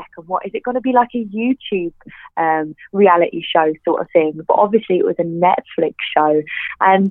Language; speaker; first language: English; native; English